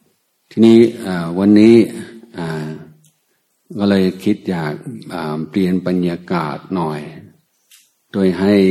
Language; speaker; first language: Thai; native; Thai